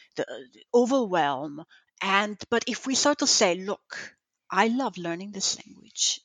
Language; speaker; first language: English; non-native, fluent; Italian